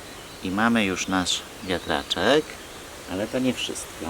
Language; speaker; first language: Polish; native; Polish